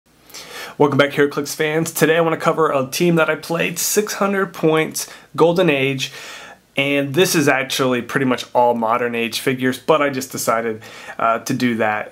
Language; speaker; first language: English; native; English